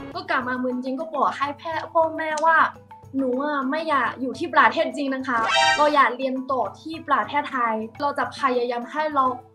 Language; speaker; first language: Thai; non-native, fluent; Chinese